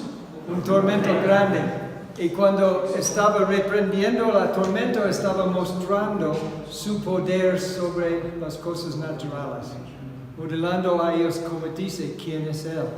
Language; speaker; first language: Spanish; non-native, fluent; English